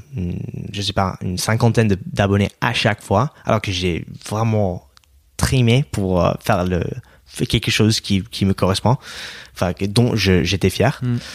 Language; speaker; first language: French; non-native, fluent; English